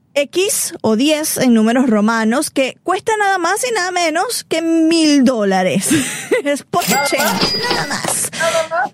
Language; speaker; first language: Spanish; native; Spanish